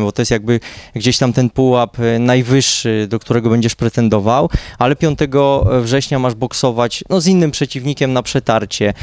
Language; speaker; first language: Polish; native; Polish